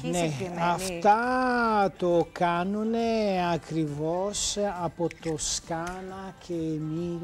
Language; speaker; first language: Greek; non-native, learner; Italian